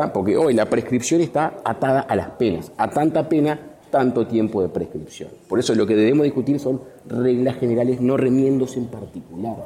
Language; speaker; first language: Spanish; native; Spanish